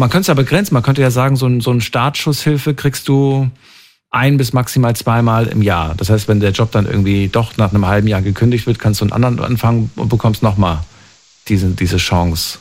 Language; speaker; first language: German; native; German